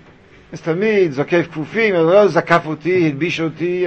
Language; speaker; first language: Hebrew; native; Hebrew